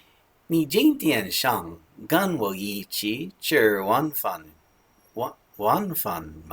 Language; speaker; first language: Chinese; non-native, learner; English